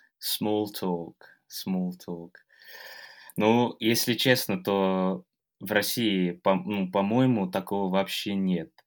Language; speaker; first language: Russian; non-native, fluent; English